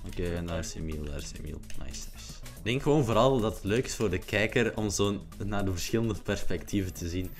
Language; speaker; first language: Dutch; native; Dutch